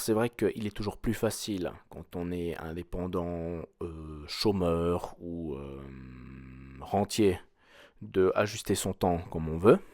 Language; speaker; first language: French; native; French